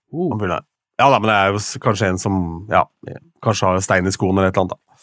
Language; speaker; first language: Norwegian; native; Norwegian